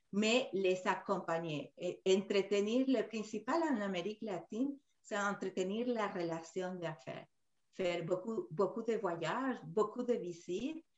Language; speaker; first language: French; non-native, fluent; Spanish